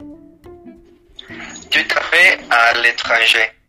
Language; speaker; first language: French; non-native, learner; Spanish